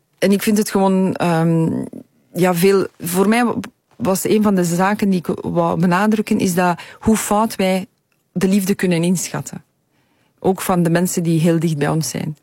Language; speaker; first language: Dutch; early bilingual, other home language; Polish